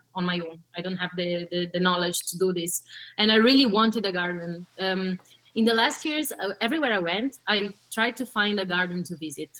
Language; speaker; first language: English; early bilingual, other home language; Portuguese